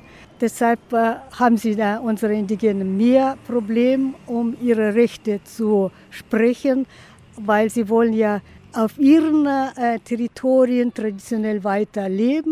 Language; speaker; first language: German; non-native, fluent; Russian